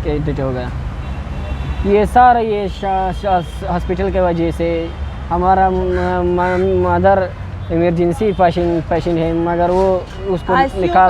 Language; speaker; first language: Hindi; non-native, learner; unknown